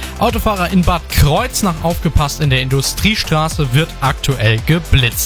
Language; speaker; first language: German; native; German